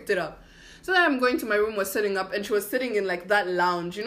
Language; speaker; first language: English; non-native, local second language; Kinyarwanda